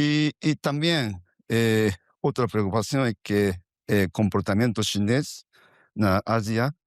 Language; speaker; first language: Portuguese; non-native, fluent; Japanese